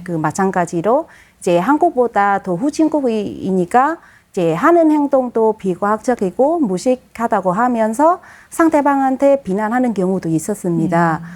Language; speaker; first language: Korean; non-native, fluent; Vietnamese